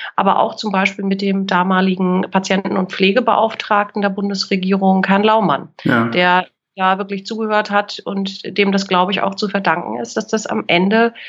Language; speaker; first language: German; native; German